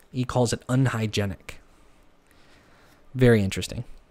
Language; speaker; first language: English; native; English